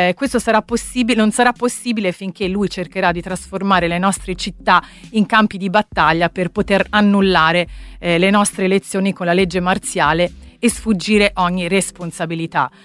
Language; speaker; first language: Italian; native; Italian